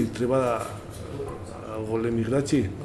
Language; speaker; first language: Macedonian; non-native, learner; Spanish